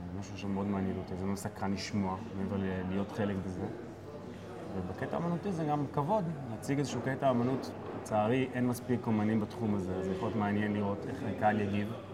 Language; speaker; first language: Hebrew; native; Hebrew